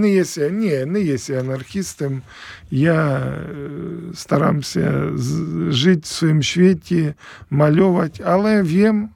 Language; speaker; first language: Polish; non-native, fluent; Ukrainian